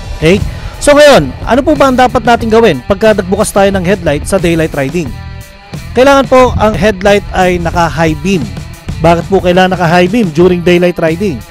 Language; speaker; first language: Filipino; native; Filipino